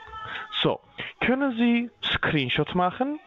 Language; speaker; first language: German; non-native, learner; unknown